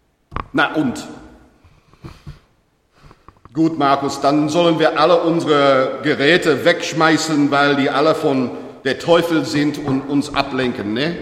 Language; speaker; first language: German; non-native, learner; English